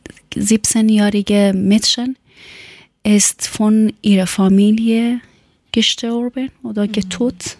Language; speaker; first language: German; non-native, learner; Persian